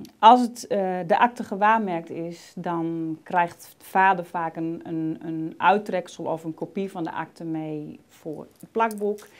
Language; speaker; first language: Dutch; native; Dutch